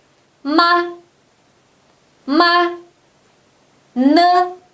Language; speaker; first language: Chinese; non-native, local second language; Uyghur